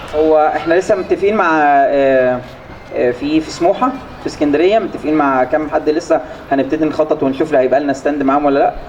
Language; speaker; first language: Egyptian Arabic; native; Egyptian Arabic